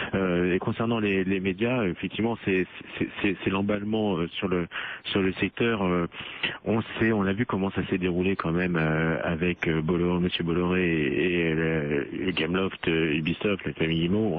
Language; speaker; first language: French; native; French